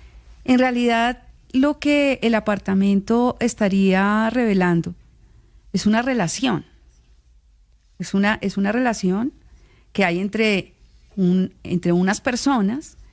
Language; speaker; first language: Spanish; native; Spanish